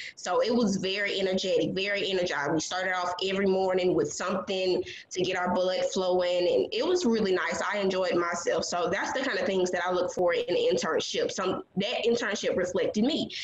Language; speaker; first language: English; native; English